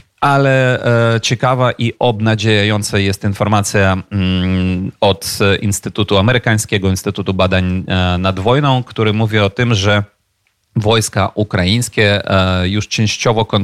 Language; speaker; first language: Polish; non-native, fluent; Ukrainian